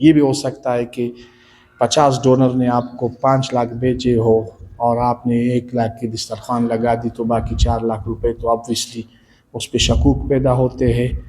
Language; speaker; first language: Urdu; non-native, local second language; Pashto